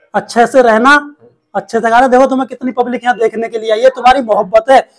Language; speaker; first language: Hindi; native; Hindi